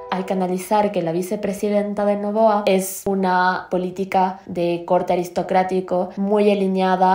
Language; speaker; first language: Spanish; native; Spanish